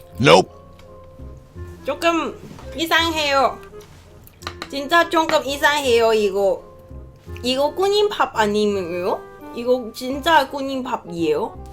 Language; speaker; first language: Korean; non-native, learner; Cantonese